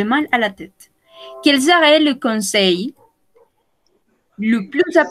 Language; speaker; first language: French; non-native, fluent; Spanish